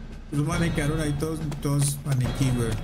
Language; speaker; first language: Spanish; native; Spanish